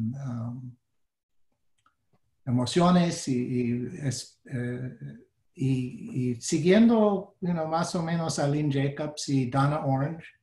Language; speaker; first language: Spanish; non-native, fluent; English